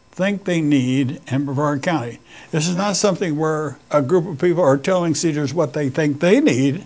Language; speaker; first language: English; native; English